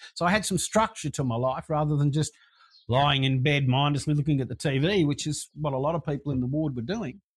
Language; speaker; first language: English; native; English